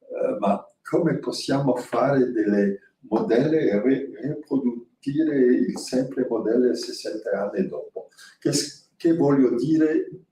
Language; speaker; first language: Italian; non-native, fluent; French